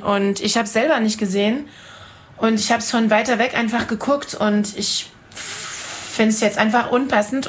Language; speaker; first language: German; non-native, fluent; French